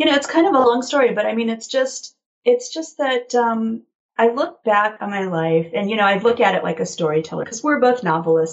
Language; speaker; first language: English; native; English